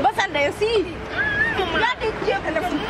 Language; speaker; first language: French; non-native, learner; Wolof